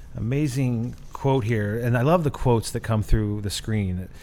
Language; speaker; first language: English; native; English